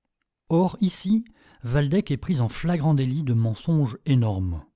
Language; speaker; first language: French; native; French